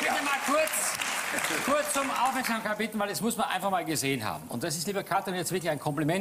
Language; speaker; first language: German; native; German